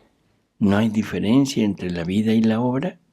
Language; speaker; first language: Spanish; native; Spanish